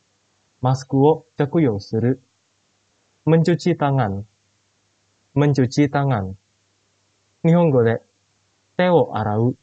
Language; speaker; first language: Japanese; non-native, fluent; Indonesian